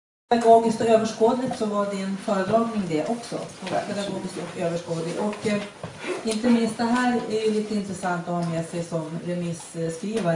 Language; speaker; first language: Swedish; native; Swedish